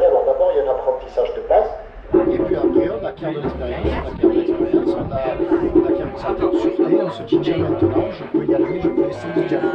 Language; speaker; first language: French; native; French